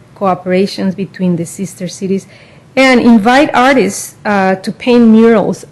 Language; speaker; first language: English; non-native, fluent; Spanish